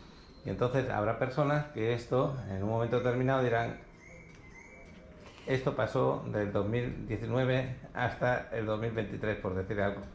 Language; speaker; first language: Spanish; native; Spanish